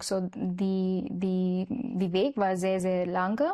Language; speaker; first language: German; non-native, learner; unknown